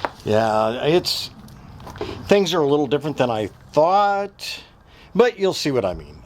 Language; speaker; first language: English; native; English